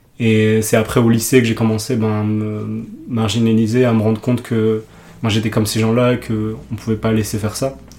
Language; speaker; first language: French; early bilingual, other home language; Urdu